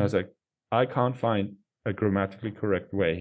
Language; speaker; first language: English; non-native, fluent; German